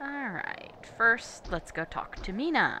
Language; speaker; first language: English; native; English